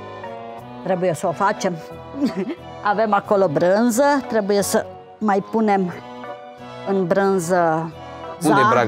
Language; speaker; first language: Romanian; non-native, local second language; Czech